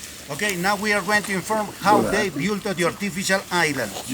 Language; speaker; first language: English; non-native, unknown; Spanish